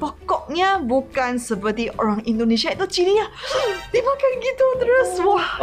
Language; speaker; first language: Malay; non-native, local second language; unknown